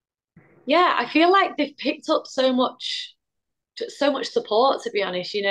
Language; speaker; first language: English; native; English